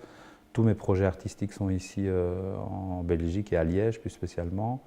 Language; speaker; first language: French; early bilingual, other home language; Spanish